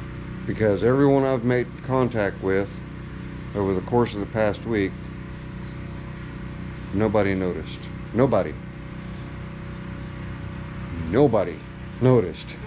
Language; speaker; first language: English; native; English